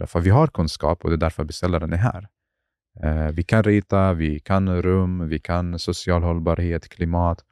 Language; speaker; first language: Swedish; non-native, fluent; Arabic